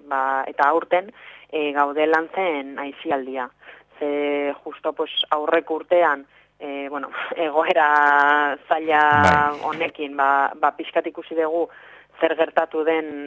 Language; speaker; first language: Basque; non-native, local second language; Spanish